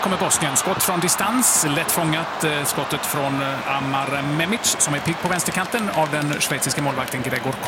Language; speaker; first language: Swedish; native; Swedish